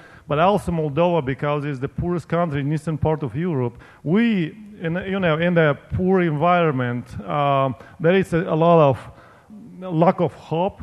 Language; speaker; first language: English; non-native, fluent; Romanian